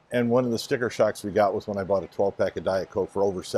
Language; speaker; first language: English; native; English